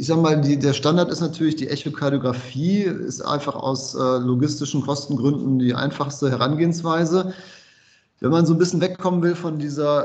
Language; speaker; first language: German; native; German